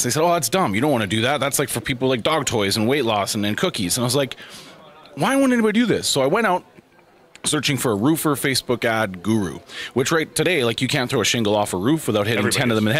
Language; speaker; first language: English; native; English